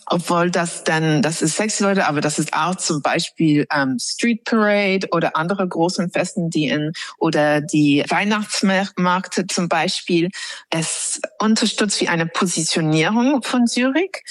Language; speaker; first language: German; non-native, fluent; English